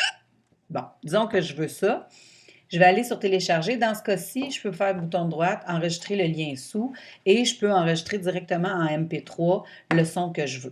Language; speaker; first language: French; native; French